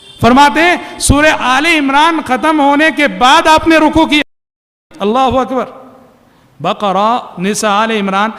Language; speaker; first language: Urdu; native; Urdu